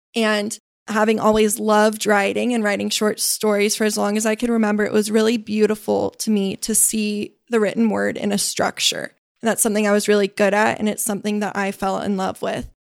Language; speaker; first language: English; native; English